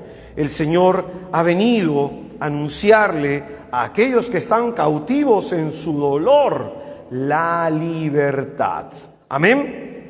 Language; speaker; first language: Spanish; native; Spanish